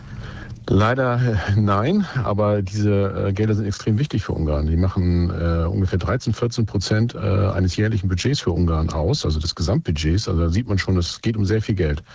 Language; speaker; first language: German; native; German